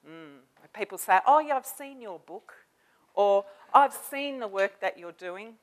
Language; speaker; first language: English; native; English